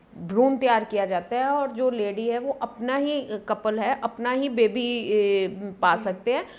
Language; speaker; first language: Hindi; non-native, local second language; Punjabi